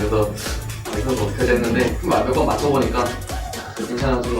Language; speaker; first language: Korean; native; Korean